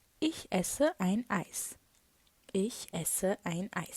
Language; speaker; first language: German; non-native, fluent; Turkish